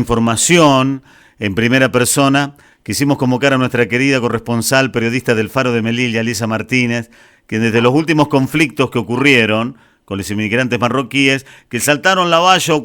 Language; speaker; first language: Spanish; native; Spanish